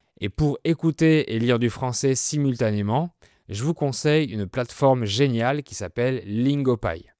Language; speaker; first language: French; native; French